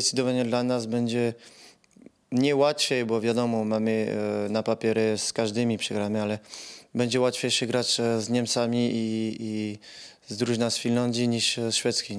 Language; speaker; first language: Polish; non-native, fluent; French